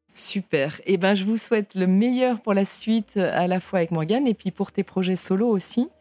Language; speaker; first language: French; native; French